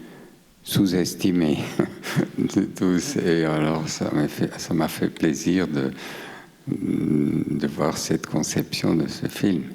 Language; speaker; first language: French; non-native, local second language; German